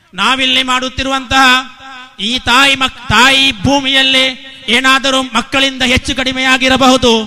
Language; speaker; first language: Kannada; native; Kannada